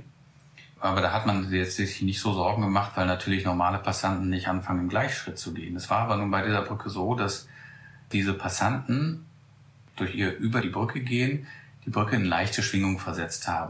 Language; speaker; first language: German; native; German